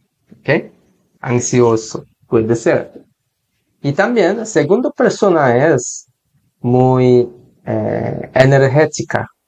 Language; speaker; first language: Spanish; non-native, learner; Korean